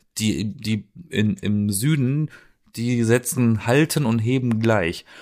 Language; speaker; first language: German; native; German